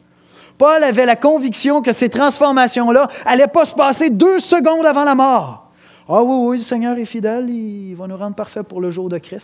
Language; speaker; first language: French; native; French